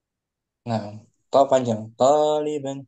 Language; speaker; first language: Indonesian; native; Indonesian